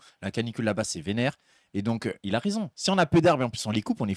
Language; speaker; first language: French; native; French